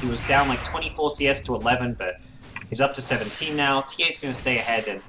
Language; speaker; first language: English; native; English